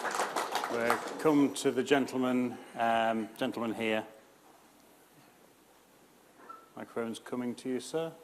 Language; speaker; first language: English; native; English